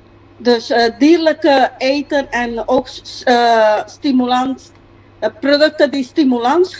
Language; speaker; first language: Dutch; non-native, local second language; Papiamento